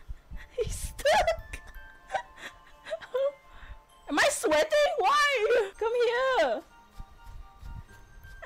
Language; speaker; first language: English; native; English